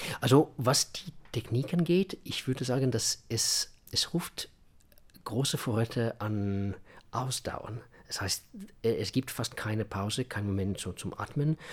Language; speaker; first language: German; non-native, fluent; Russian